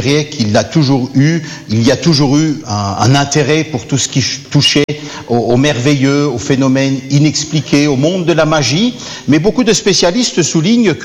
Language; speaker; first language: French; native; French